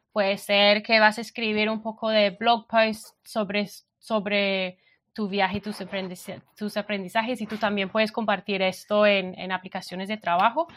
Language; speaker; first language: Spanish; non-native, fluent; English